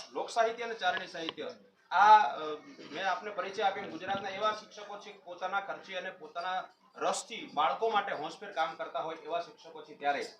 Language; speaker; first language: Gujarati; native; Gujarati